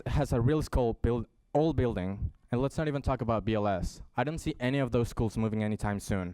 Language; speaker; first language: English; early bilingual, other home language; Spanish